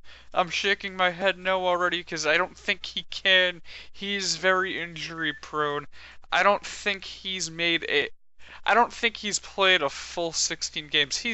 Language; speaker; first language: English; native; English